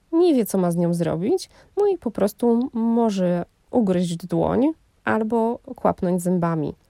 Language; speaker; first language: Polish; native; Polish